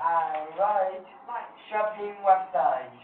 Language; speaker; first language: English; non-native, learner; Chinese